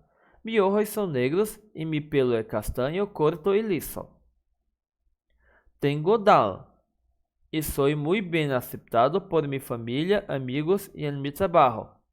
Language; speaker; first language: Spanish; non-native, fluent; Portuguese